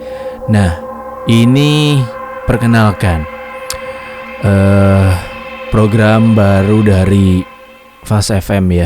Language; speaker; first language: Indonesian; native; Indonesian